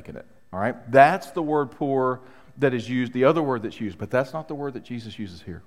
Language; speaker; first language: English; native; English